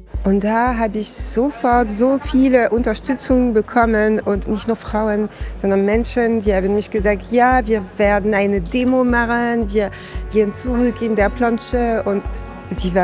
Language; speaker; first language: German; non-native, fluent; French